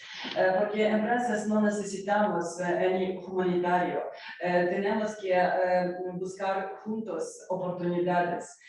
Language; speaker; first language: Spanish; non-native, learner; Ukrainian